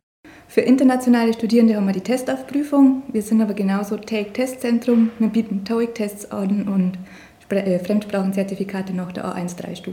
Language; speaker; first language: German; native; German